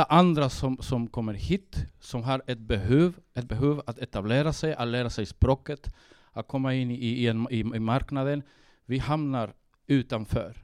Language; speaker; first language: Swedish; early bilingual, heritage; Swedish